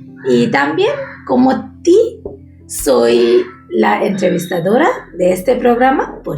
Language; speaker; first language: Spanish; non-native, learner; Bangla